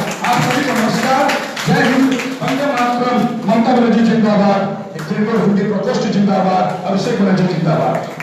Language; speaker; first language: Hindi; native; Hindi